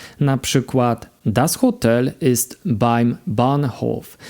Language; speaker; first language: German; non-native, fluent; Polish